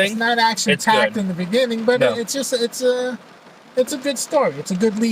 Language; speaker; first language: English; native; English